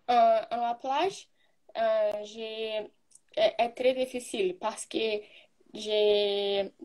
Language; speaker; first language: French; non-native, learner; Portuguese